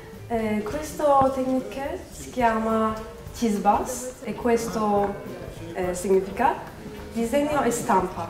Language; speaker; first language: Italian; non-native, learner; Turkish